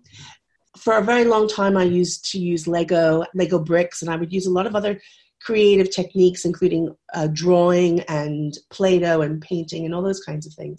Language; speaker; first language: English; native; English